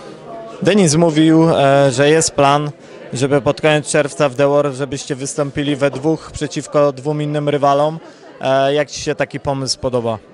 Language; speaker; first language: Polish; native; Polish